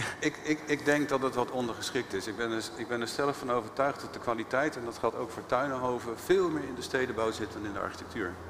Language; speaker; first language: Dutch; native; Dutch